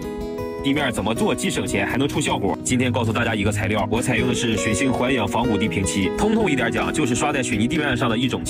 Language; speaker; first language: Chinese; native; Chinese